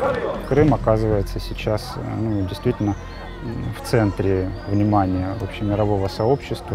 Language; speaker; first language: Russian; native; Russian